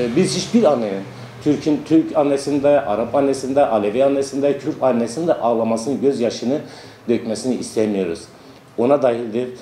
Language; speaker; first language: Turkish; non-native, local second language; Kurdish